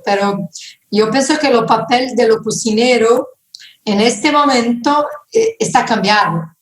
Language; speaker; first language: Spanish; non-native, fluent; Portuguese